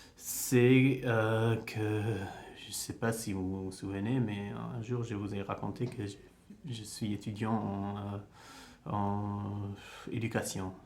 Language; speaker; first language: French; early bilingual, heritage; French